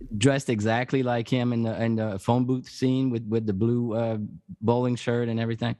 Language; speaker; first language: English; non-native, fluent; French